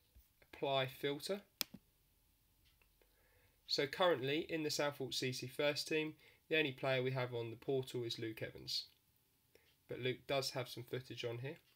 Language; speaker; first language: English; native; English